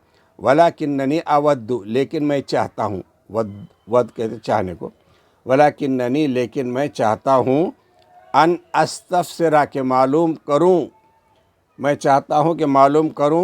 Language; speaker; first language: Urdu; native; Urdu